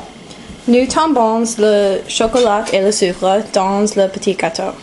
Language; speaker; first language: French; non-native, learner; English